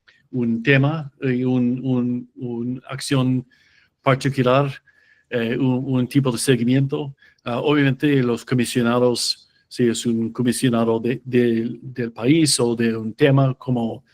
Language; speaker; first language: Spanish; non-native, fluent; English